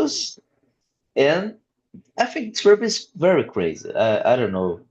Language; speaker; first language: English; non-native, learner; Portuguese